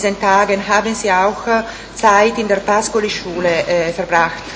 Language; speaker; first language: German; non-native, fluent; Italian